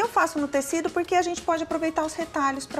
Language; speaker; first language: Portuguese; native; Portuguese